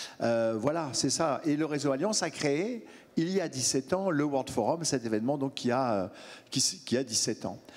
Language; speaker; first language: French; native; French